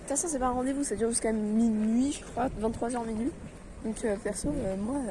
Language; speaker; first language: French; native; French